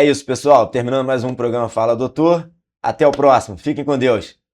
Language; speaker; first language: Portuguese; native; Portuguese